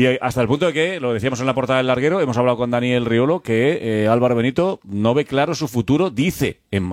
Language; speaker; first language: Spanish; native; Spanish